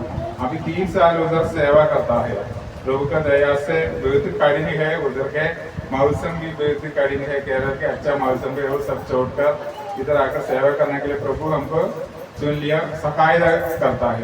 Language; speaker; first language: Hindi; non-native, local second language; Malayalam